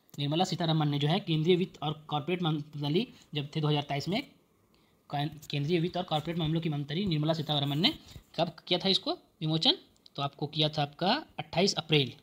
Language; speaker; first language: Hindi; native; Hindi